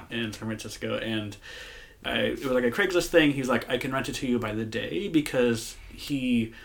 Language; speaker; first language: English; native; English